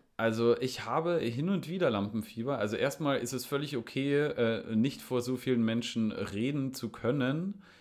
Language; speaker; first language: German; native; German